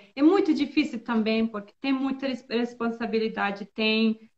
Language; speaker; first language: Portuguese; non-native, learner; Bosnian